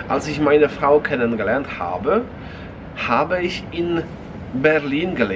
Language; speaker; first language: German; non-native, fluent; Polish